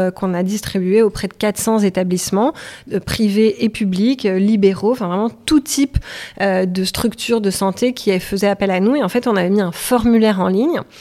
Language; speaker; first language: French; native; French